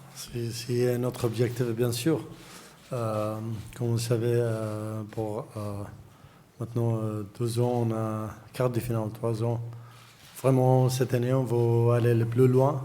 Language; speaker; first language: French; non-native, learner; Arabic